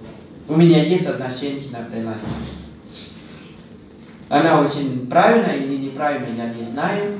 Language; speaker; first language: Russian; non-native, learner; Thai